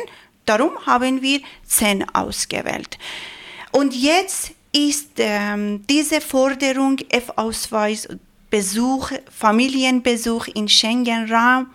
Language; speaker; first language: German; non-native, learner; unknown